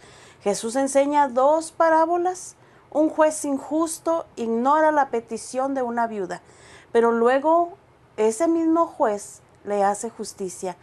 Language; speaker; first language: Spanish; native; Spanish